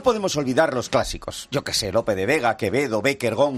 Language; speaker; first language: Spanish; native; Spanish